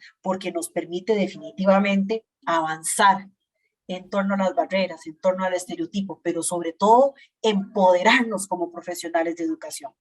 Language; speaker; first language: Spanish; native; Spanish